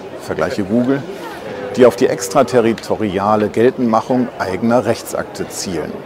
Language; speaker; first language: German; native; German